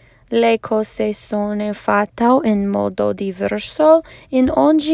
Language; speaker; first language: Italian; non-native, learner; English